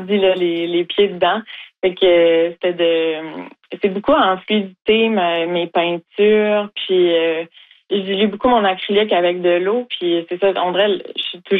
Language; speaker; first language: French; native; French